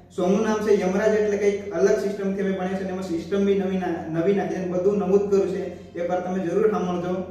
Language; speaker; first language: Gujarati; non-native, local second language; Bhili